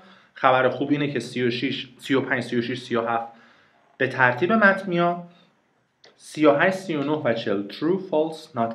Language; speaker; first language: Persian; native; Persian